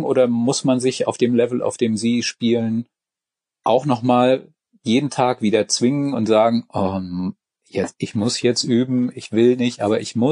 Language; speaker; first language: German; native; German